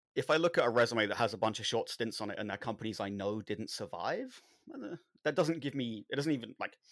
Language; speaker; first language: English; native; English